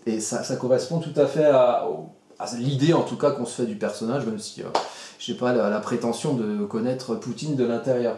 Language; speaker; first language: French; native; French